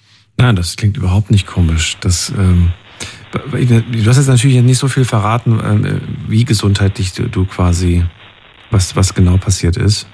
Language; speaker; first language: German; native; German